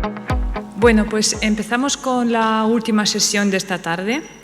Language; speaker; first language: Spanish; non-native, fluent; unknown